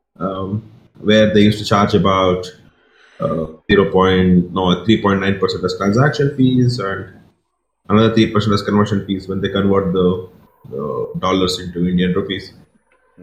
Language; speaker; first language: English; non-native, local second language; Kannada